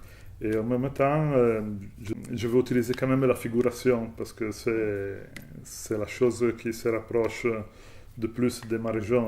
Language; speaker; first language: French; non-native, fluent; Italian